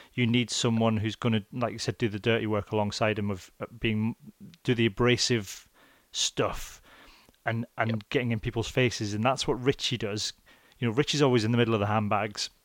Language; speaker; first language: English; native; English